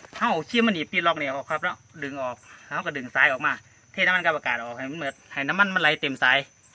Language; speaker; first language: Thai; non-native, local second language; Northeastern Thai